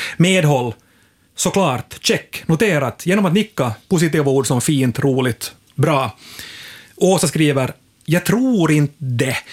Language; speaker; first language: Swedish; native; Swedish